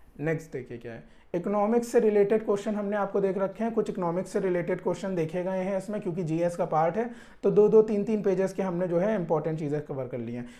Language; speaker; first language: Hindi; native; Hindi